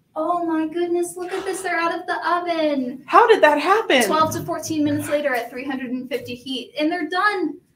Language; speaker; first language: English; native; English